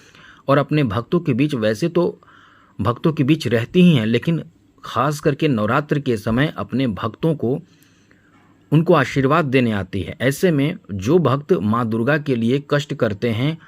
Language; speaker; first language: Hindi; native; Hindi